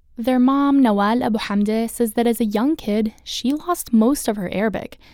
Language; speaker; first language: English; early bilingual, other home language; Arabic